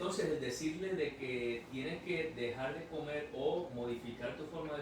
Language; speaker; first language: Spanish; native; Spanish